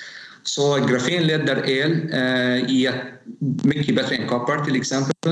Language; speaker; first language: Swedish; non-native, fluent; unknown